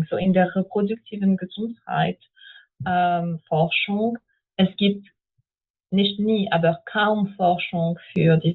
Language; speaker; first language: German; non-native, fluent; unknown